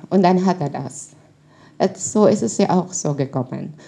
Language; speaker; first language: German; non-native, learner; Filipino